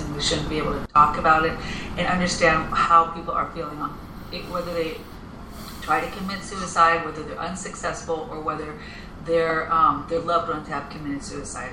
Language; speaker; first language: English; non-native, fluent; Spanish